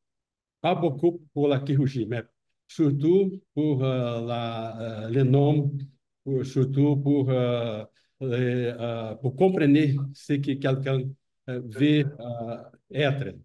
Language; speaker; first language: French; non-native, learner; Portuguese